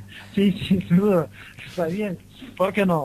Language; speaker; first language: Spanish; non-native, learner; Wolof